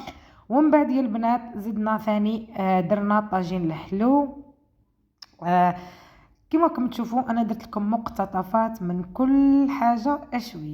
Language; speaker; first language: Arabic; native; Arabic